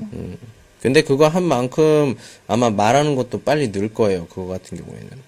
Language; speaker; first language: Korean; native; Korean